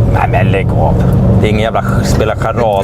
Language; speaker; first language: Swedish; native; Swedish